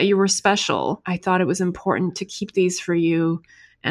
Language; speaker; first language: English; early bilingual, other home language; Chinese